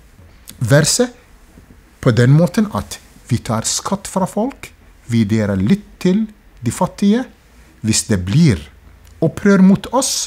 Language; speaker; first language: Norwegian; non-native, fluent; Arabic